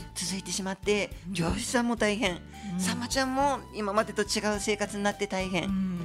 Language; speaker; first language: Japanese; native; Japanese